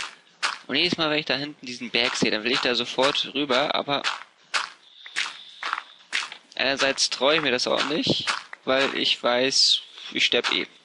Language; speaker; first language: German; native; German